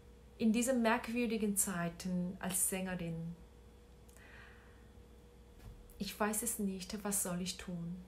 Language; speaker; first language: German; non-native, learner; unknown